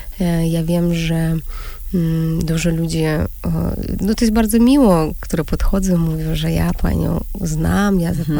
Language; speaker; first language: Polish; non-native, fluent; Russian